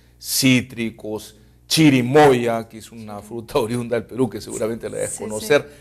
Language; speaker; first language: Spanish; native; Spanish